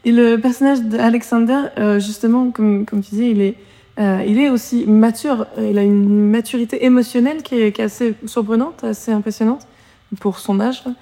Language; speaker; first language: French; native; French